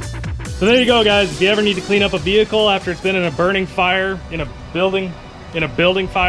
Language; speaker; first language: English; native; English